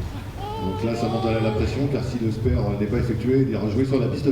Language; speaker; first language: French; native; French